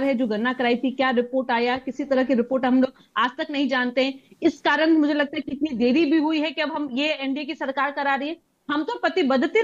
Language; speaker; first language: Hindi; native; Hindi